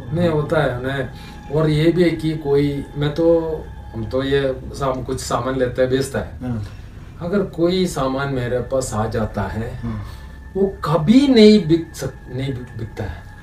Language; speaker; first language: Hindi; non-native, local second language; Malayalam